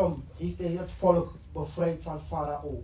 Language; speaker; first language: Dutch; non-native, fluent; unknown